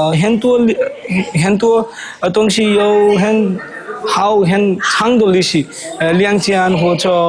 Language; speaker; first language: Chinese; non-native, learner; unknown